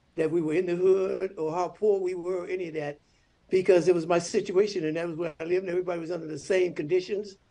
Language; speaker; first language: English; native; English